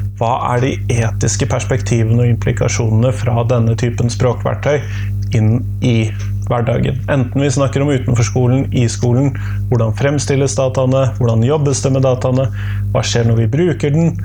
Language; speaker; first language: Norwegian; native; Norwegian